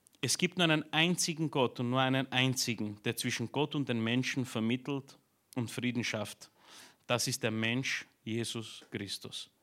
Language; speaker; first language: German; early bilingual, other home language; Romanian